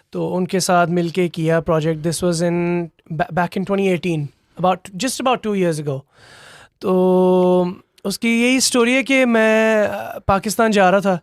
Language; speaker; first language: Urdu; non-native, local second language; Punjabi